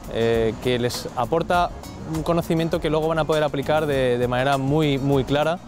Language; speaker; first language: Spanish; native; Spanish